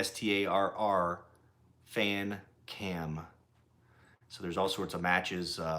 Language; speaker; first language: English; native; English